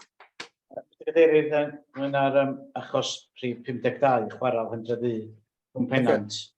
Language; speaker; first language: Welsh; native; Welsh